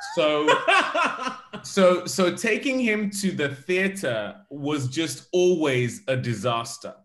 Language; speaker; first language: English; native; English